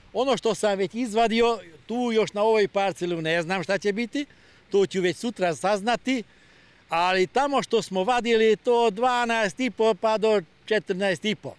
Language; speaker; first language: Serbian; non-native, local second language; Hungarian